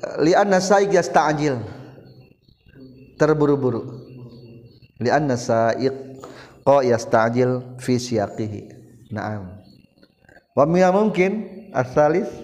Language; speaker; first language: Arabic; non-native, learner; Indonesian